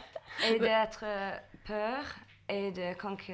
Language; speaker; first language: French; non-native, learner; English